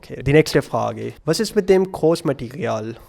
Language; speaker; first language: German; non-native, learner; Urdu